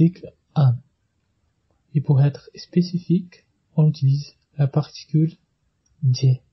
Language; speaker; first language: French; non-native, fluent; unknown